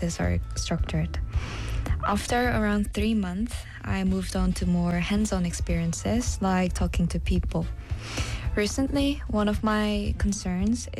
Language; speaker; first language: English; non-native, fluent; Korean